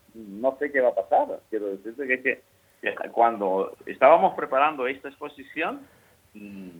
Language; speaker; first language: Spanish; native; Spanish